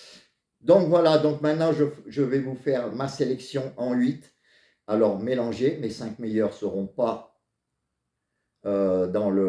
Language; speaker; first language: French; native; French